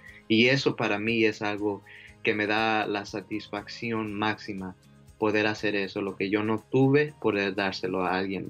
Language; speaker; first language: Spanish; early bilingual, heritage; Spanish